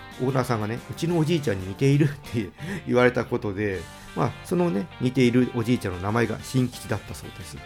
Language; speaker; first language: Japanese; native; Japanese